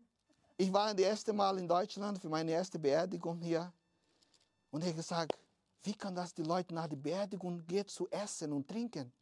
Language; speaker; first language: German; non-native, fluent; Portuguese